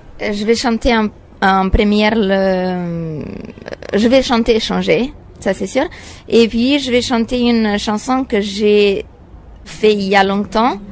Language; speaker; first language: French; non-native, fluent; Romanian